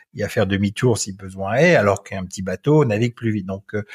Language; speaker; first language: French; native; French